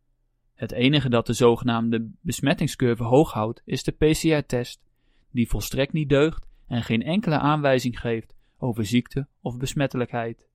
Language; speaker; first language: Dutch; native; Dutch